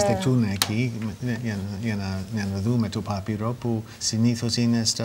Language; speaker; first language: Greek; non-native, fluent; English